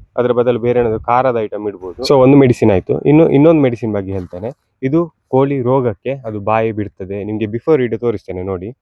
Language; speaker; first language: Kannada; non-native, local second language; Tulu